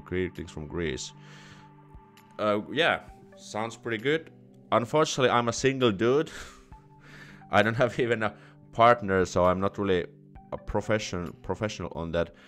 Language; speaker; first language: English; non-native, fluent; Finnish